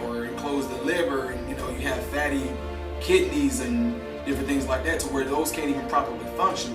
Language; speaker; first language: English; native; English